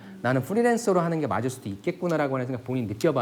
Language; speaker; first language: Korean; native; Korean